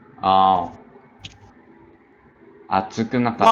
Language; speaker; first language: Japanese; non-native, fluent; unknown